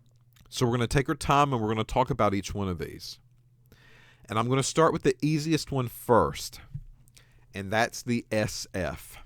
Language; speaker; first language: English; native; English